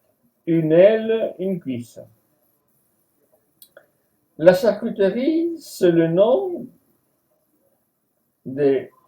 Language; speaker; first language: French; non-native, fluent; Spanish